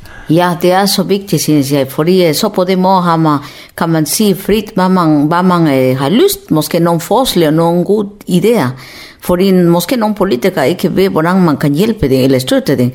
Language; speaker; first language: Danish; non-native, fluent; Spanish